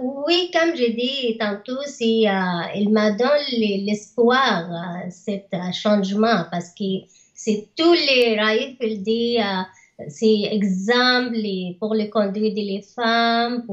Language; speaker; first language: French; non-native, learner; Arabic